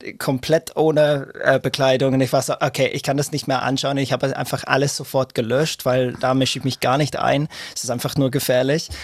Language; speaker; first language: German; non-native, fluent; English